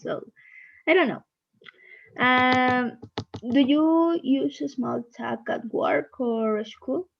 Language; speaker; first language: English; non-native, learner; Spanish